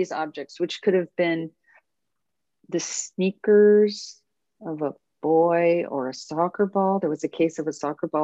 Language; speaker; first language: English; native; English